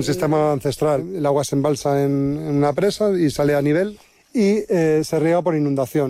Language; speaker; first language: Spanish; native; Spanish